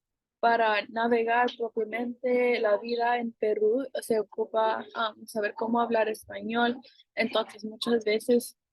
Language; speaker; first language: Spanish; non-native, fluent; English